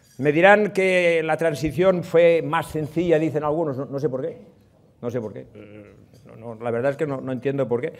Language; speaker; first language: Spanish; non-native, local second language; Catalan